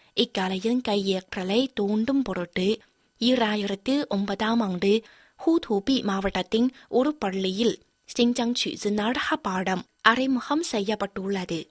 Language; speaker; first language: Tamil; non-native, fluent; Chinese